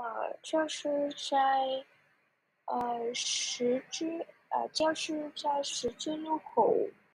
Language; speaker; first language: Chinese; non-native, learner; Vietnamese